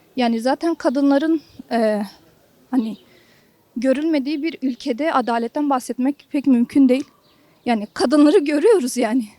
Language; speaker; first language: Turkish; non-native, local second language; Kurdish